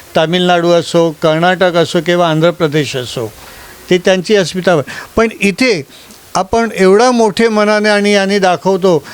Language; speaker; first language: Marathi; non-native, local second language; Gujarati